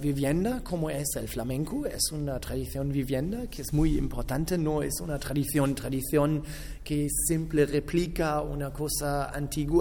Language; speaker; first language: Spanish; non-native, fluent; German